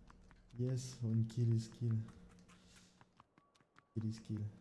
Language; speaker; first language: English; non-native, learner; French